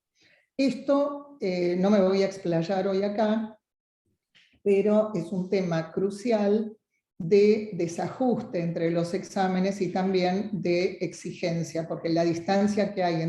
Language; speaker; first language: Spanish; native; Spanish